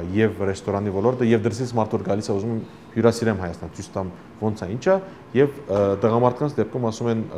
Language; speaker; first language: Armenian; early bilingual, heritage; Armenian